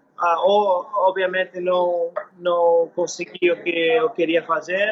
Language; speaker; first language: Portuguese; non-native, learner; English